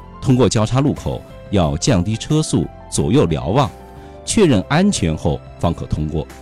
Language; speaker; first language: Chinese; native; Chinese